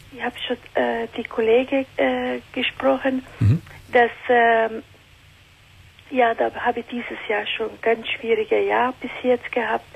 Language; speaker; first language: German; non-native, learner; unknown